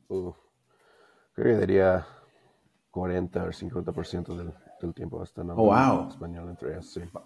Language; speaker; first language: Spanish; non-native, fluent; English